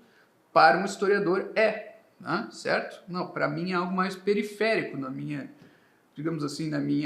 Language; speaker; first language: Portuguese; native; Portuguese